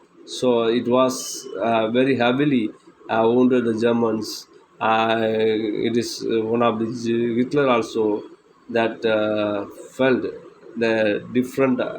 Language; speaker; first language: English; non-native, local second language; Tamil